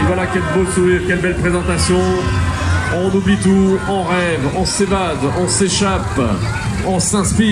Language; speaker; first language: French; native; French